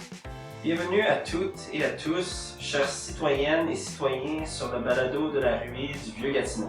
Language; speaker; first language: French; native; French